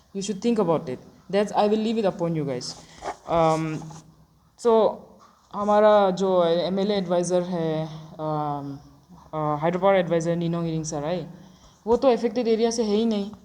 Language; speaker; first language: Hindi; non-native, local second language; Adi